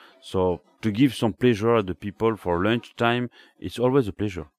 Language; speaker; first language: English; non-native, learner; French